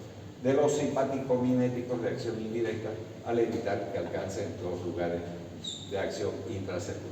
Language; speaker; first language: Spanish; native; Spanish